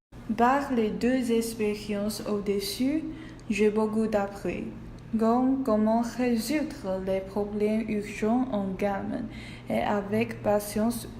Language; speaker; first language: French; non-native, learner; Chinese